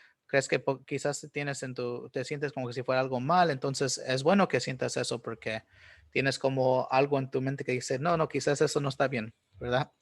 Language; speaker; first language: Spanish; early bilingual, heritage; Spanish